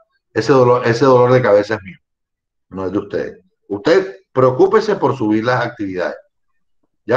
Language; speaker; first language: Spanish; native; Spanish